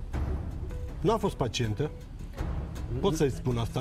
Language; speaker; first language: Romanian; non-native, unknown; Turkish